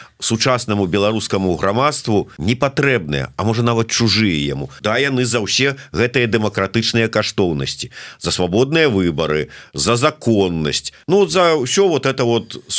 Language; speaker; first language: Belarusian; native; Belarusian